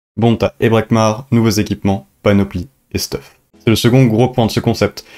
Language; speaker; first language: French; native; French